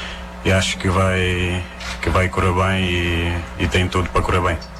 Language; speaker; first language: Portuguese; non-native, local second language; Kabuverdianu